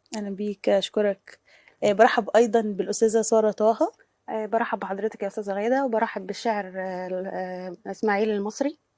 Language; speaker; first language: Egyptian Arabic; native; Egyptian Arabic